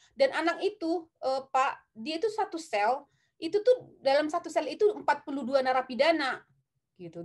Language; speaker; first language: Indonesian; non-native, local second language; Batak Toba